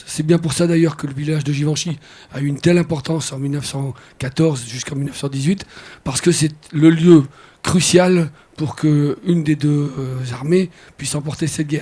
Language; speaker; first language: French; native; French